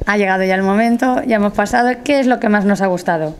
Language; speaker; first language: Spanish; native; Spanish